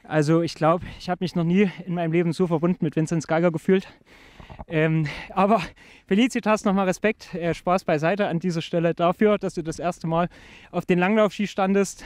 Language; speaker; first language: German; native; German